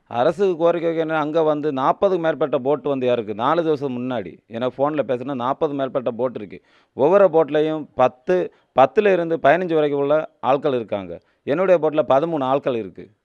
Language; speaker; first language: Tamil; native; Tamil